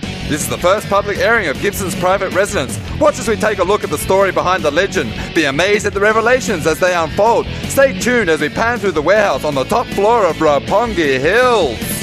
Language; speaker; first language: English; native; English